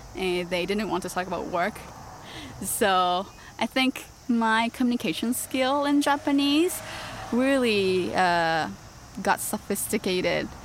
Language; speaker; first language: English; non-native, fluent; Japanese